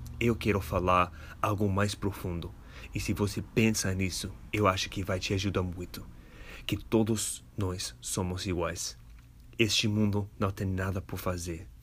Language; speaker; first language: Portuguese; non-native, fluent; English